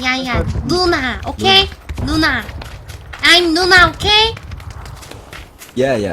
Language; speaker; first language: English; non-native, learner; Korean